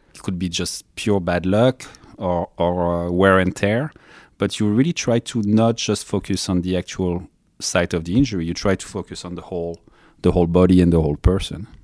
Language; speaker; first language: English; non-native, fluent; French